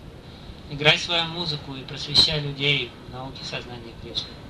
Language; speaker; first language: Russian; native; Russian